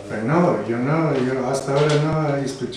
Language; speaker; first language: Spanish; non-native, learner; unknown